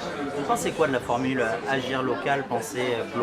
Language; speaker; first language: French; native; French